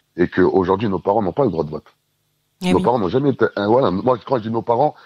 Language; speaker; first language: French; native; French